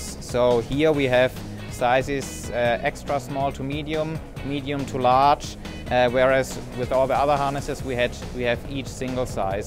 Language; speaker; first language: English; non-native, fluent; German